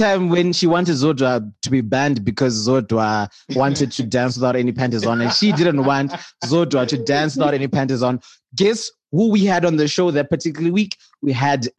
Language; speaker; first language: English; non-native, local second language; Shona